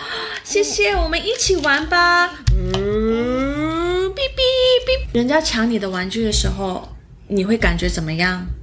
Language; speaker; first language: Chinese; early bilingual, heritage; Chinese